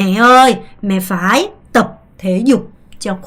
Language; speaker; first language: Vietnamese; non-native, fluent; Korean